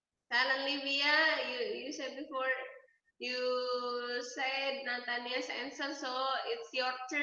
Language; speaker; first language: English; non-native, fluent; Indonesian